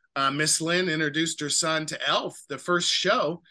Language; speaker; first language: English; native; English